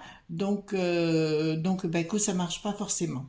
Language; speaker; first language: French; native; French